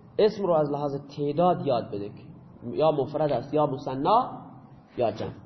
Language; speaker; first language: Persian; non-native, local second language; Baluchi